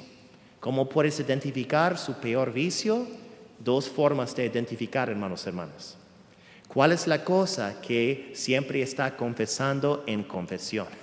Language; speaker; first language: Spanish; non-native, fluent; English